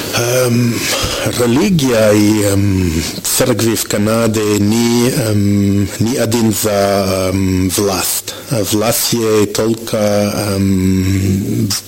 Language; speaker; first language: Russian; non-native, learner; French